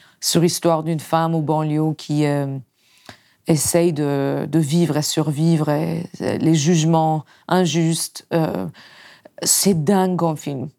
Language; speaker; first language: French; non-native, fluent; Persian